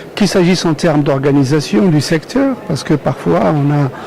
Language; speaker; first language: French; non-native, local second language; Arabic